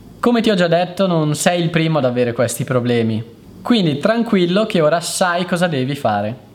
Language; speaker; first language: Italian; native; Italian